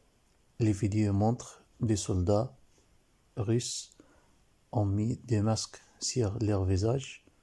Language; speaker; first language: French; non-native, learner; Arabic